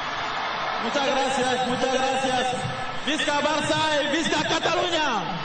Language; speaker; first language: Spanish; non-native, learner; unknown